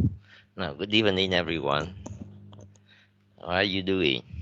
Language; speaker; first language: English; non-native, fluent; Vietnamese